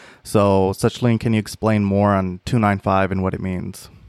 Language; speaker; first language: English; native; English